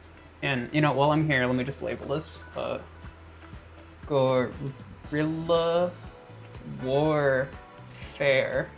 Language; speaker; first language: English; native; English